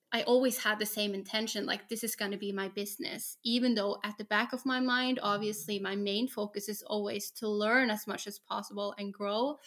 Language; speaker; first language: English; non-native, fluent; Norwegian